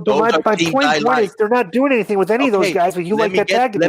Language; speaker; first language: English; native; English